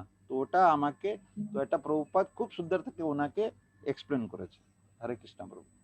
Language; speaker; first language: Bangla; non-native, learner; Hindi